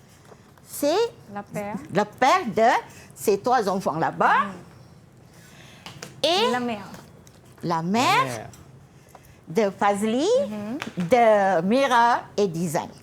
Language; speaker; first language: French; non-native, fluent; Malay